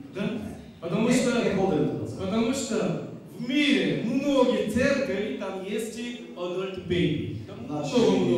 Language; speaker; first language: Russian; non-native, learner; Korean